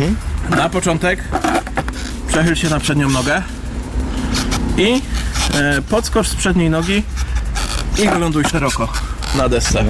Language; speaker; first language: Polish; native; Polish